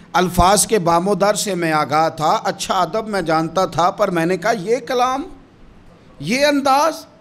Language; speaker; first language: Urdu; non-native, local second language; Punjabi